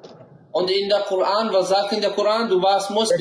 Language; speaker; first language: German; non-native, learner; Central Kurdish